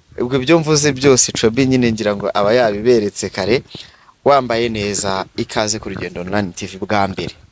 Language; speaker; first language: Kinyarwanda; native; Kinyarwanda